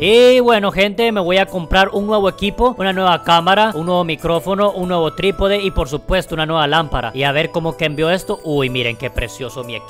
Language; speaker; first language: Spanish; native; Spanish